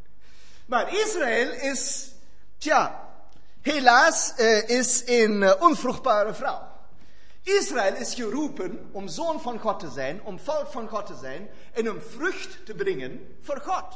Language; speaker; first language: Dutch; non-native, fluent; German